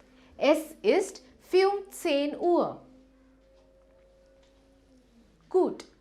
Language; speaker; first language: German; non-native, fluent; Hindi